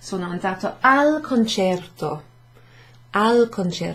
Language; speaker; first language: Italian; non-native, fluent; English